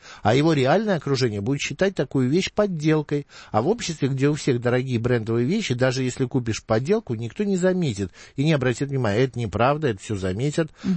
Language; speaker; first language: Russian; native; Russian